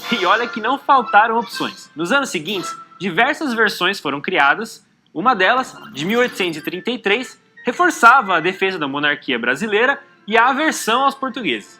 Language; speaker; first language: Portuguese; native; Portuguese